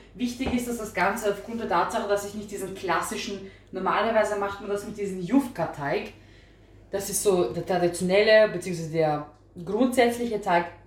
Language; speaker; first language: German; early bilingual, other home language; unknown